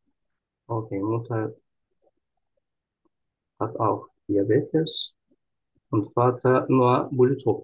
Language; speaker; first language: German; non-native, learner; Turkish